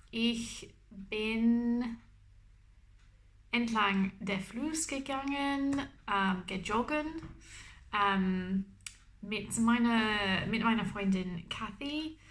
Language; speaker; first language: German; non-native, learner; English